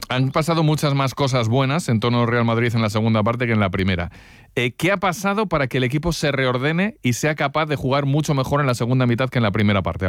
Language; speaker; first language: Spanish; native; Spanish